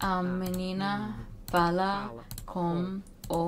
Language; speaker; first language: Portuguese; non-native, learner; English